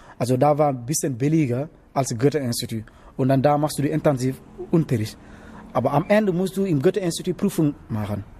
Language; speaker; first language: German; non-native, learner; Wolof